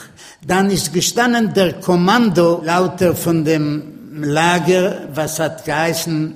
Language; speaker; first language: German; non-native, learner; Yiddish